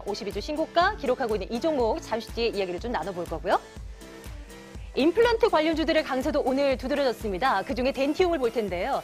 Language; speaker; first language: Korean; native; Korean